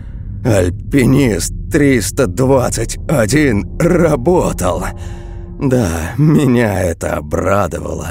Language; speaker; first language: Russian; native; Russian